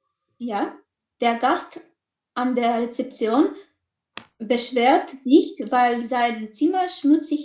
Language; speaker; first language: German; non-native, learner; Macedonian